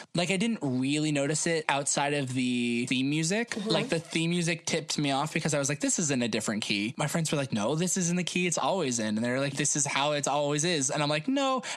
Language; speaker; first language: English; native; English